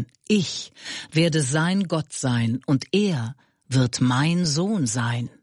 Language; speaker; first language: German; native; German